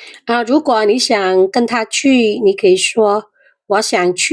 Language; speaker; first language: Chinese; non-native, fluent; Khmer